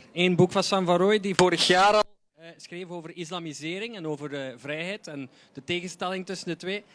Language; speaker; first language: Dutch; native; Dutch